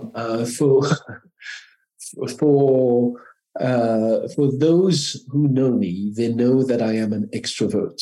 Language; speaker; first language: English; non-native, fluent; French